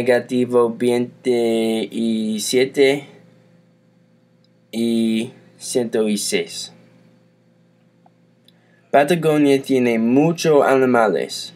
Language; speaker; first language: Spanish; non-native, learner; English